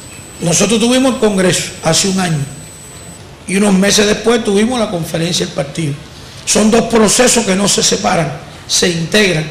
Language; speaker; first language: Spanish; native; Spanish